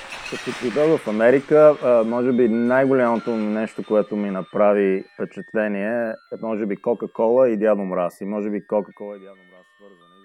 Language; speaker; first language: Bulgarian; early bilingual, heritage; Bulgarian